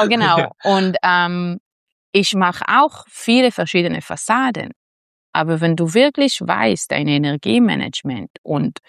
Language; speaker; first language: German; non-native, fluent; Hebrew